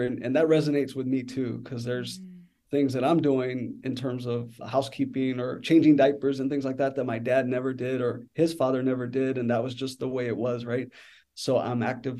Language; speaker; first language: English; native; English